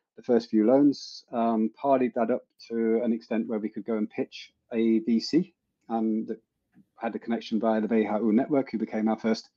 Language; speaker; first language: English; native; English